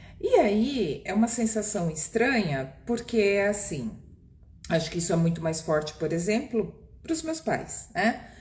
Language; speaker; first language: Portuguese; early bilingual, other home language; Japanese